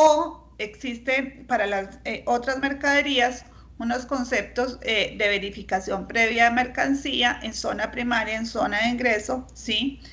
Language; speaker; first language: Spanish; native; Spanish